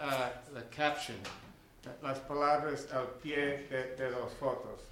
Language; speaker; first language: Spanish; non-native, learner; English